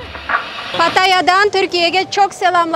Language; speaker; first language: Turkish; non-native, learner; Kazakh